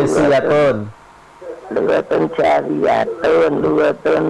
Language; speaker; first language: Arabic; non-native, learner; Indonesian